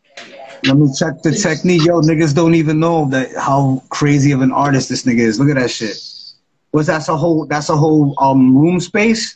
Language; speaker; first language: English; native; English